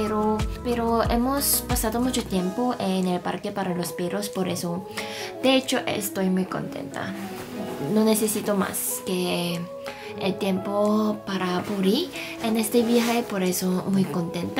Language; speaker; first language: Spanish; non-native, fluent; Korean